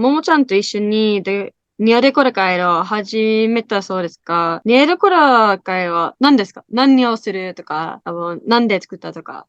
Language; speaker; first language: Japanese; non-native, learner; English